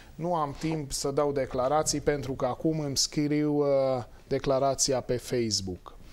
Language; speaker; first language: Romanian; non-native, local second language; Hungarian